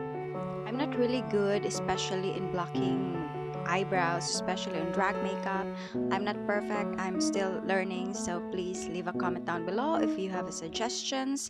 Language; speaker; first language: English; non-native, local second language; Filipino